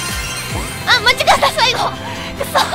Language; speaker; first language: Japanese; native; Japanese